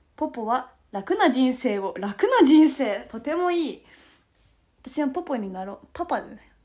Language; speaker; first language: Japanese; native; Japanese